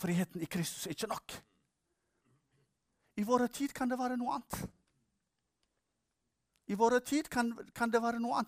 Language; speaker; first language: Norwegian; non-native, fluent; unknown